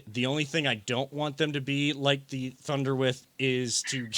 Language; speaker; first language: English; native; English